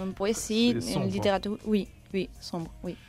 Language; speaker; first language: French; non-native, learner; Spanish